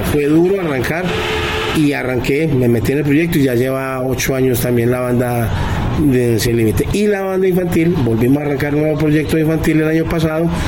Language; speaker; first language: Spanish; native; Spanish